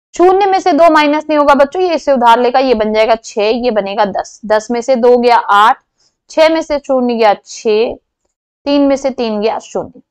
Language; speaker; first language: Hindi; native; Hindi